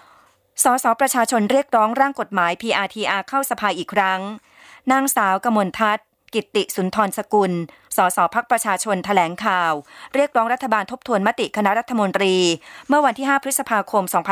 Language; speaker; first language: Thai; native; Thai